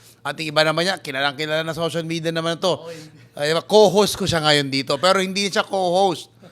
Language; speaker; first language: Filipino; early bilingual, heritage; Filipino